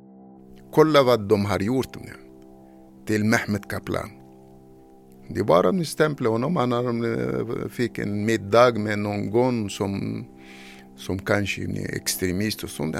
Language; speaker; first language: Swedish; non-native, fluent; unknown